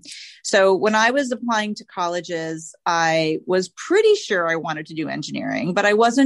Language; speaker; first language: English; native; English